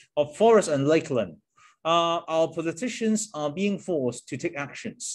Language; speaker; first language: English; non-native, local second language; Chinese